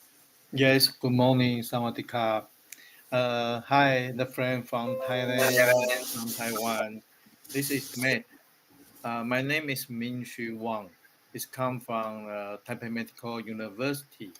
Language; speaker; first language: English; non-native, learner; Chinese